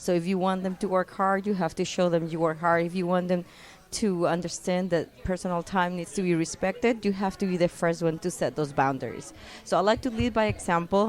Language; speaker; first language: English; non-native, fluent; Spanish